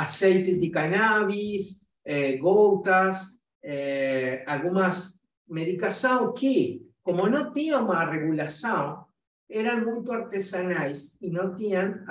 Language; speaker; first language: Portuguese; non-native, fluent; Spanish